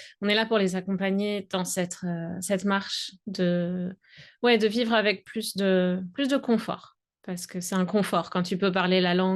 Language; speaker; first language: French; native; French